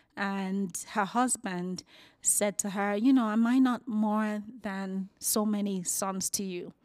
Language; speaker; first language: English; non-native, local second language; Yoruba